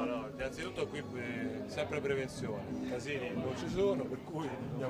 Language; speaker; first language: Italian; native; Italian